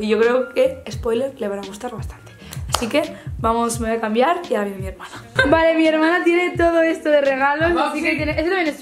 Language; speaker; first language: Spanish; native; Spanish